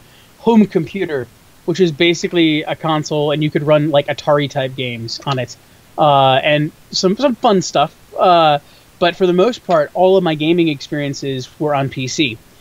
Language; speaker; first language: English; native; English